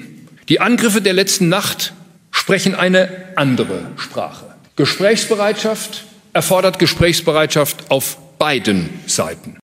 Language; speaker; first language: German; native; German